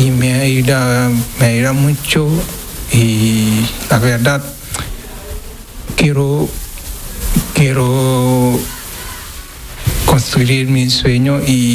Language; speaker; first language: Spanish; non-native, learner; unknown